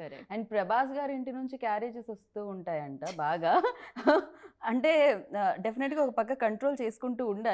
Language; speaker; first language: Telugu; native; Telugu